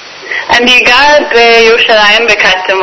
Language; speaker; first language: Hebrew; non-native, learner; English